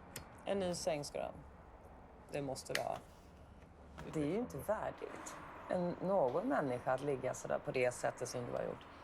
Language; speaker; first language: Swedish; native; Swedish